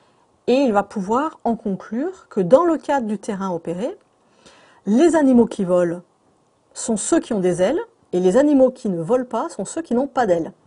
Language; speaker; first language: French; native; French